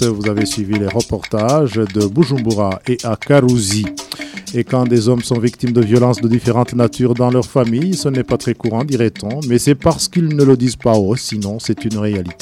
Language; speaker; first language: French; non-native, local second language; Rundi